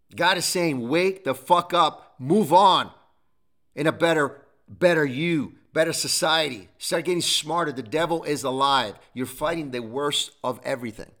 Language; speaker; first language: English; non-native, fluent; Italian